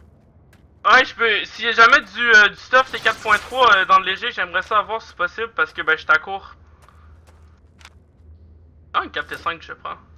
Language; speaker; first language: French; native; French